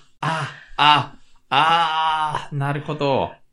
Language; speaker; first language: Japanese; native; Japanese